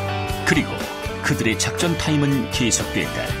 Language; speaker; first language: Korean; native; Korean